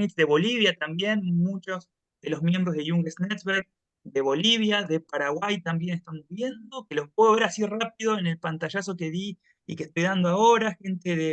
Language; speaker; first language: Spanish; native; Spanish